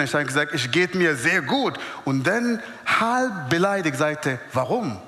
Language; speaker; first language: German; non-native, fluent; Arabic